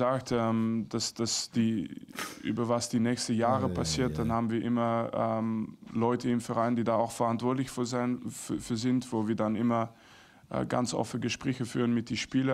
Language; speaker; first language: German; non-native, fluent; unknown